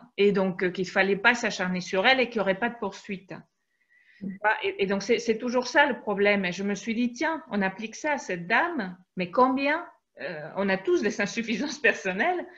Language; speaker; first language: French; native; French